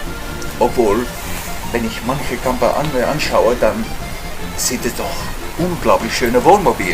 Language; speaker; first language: German; non-native, learner; English